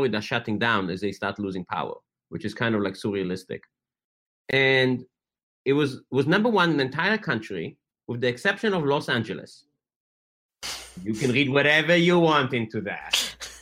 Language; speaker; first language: English; native; English